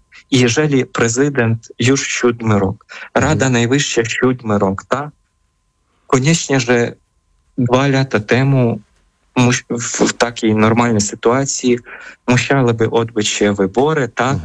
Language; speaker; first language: Polish; non-native, fluent; Ukrainian